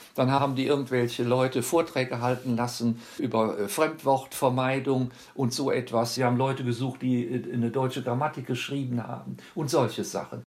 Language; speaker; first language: German; native; German